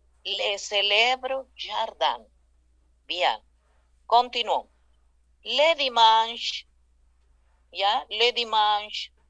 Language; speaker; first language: French; non-native, fluent; Spanish